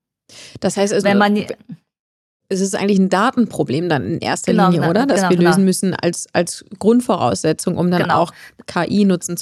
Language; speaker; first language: German; native; German